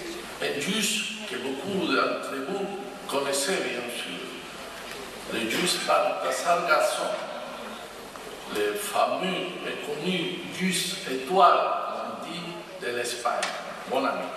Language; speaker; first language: French; non-native, fluent; Spanish